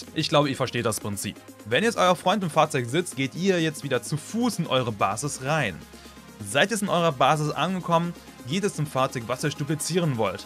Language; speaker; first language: German; native; German